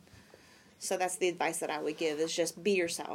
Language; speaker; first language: English; native; English